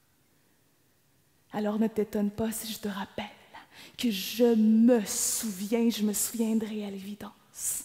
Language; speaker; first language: French; native; French